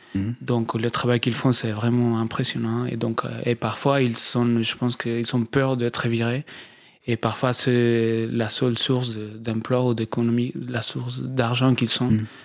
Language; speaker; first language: French; non-native, fluent; Spanish